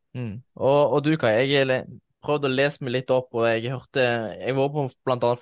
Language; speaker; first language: Norwegian; native; Norwegian